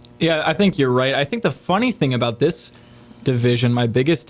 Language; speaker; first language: English; native; English